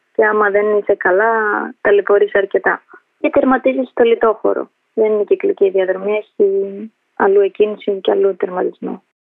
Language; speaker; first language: Greek; early bilingual, other home language; Albanian